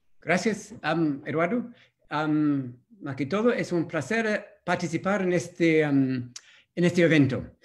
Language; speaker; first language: Spanish; non-native, fluent; English